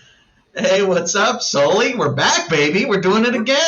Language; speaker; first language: English; native; English